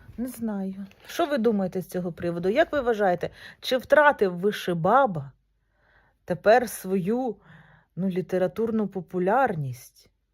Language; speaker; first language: Ukrainian; non-native, local second language; Russian